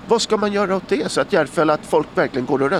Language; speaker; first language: Swedish; native; Swedish